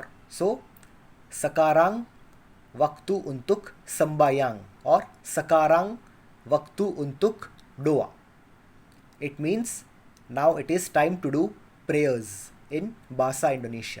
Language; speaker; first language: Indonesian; non-native, learner; Kannada